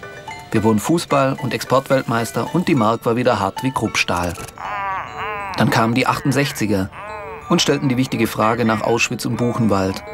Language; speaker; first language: German; native; German